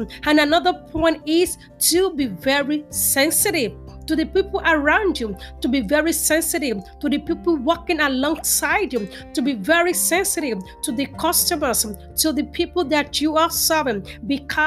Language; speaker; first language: English; non-native, local second language; Yoruba